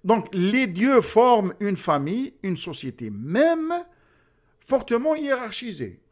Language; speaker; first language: French; non-native, local second language; Arabic